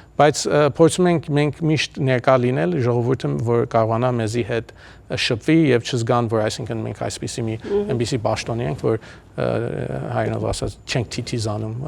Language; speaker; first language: Armenian; early bilingual, heritage; Armenian